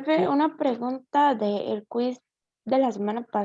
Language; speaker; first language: Spanish; native; Spanish